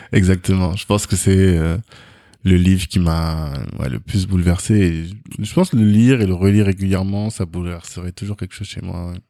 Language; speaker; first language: French; native; French